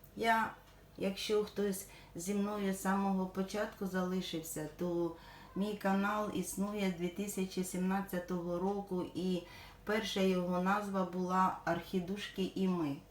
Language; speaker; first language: Ukrainian; non-native, local second language; Russian